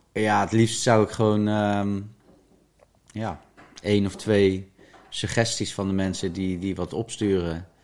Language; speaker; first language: Dutch; native; Dutch